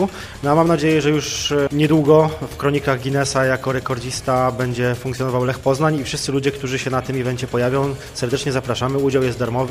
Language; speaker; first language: Polish; native; Polish